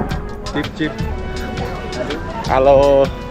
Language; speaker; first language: Indonesian; non-native, learner; English